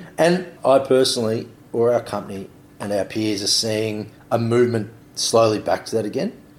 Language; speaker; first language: English; native; English